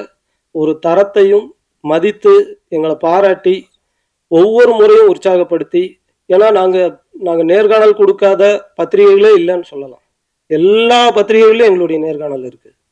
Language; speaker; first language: Tamil; native; Tamil